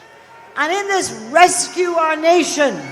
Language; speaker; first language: English; native; English